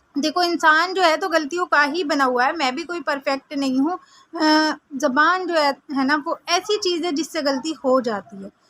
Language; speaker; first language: Hindi; native; Hindi